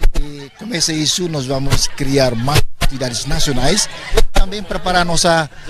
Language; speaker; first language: Portuguese; non-native, local second language; Tetum